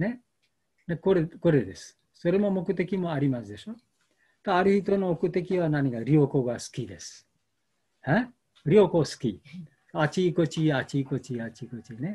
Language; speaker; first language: Japanese; non-native, fluent; Bangla